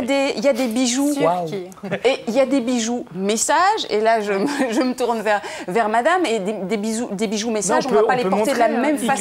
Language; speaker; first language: French; native; French